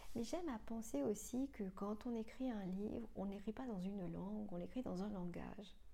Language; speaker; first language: French; non-native, local second language; Morisyen